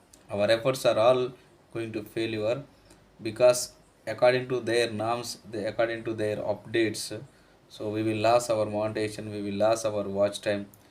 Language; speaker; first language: English; non-native, local second language; Telugu